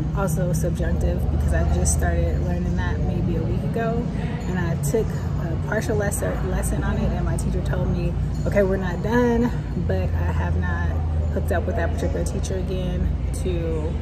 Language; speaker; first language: English; native; English